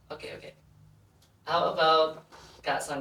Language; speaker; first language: English; non-native, fluent; Indonesian